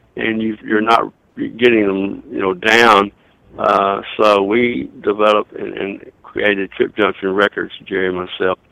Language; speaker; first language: English; native; English